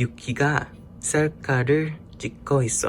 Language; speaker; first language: Korean; non-native, learner; English